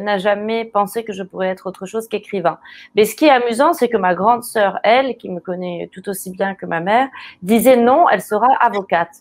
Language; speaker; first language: French; native; French